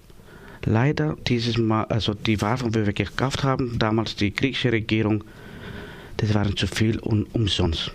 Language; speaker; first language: German; non-native, learner; Greek